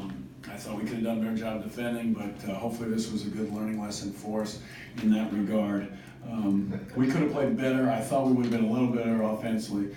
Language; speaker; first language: English; native; English